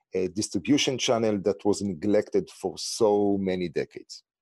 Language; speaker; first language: English; non-native, fluent; Hebrew